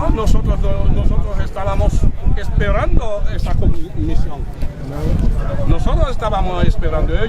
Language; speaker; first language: Spanish; non-native, fluent; Haitian Creole